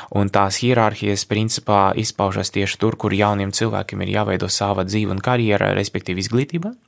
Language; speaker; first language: Latvian; non-native, local second language; Russian